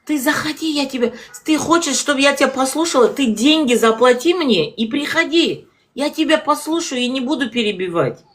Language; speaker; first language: Russian; non-native, local second language; Kazakh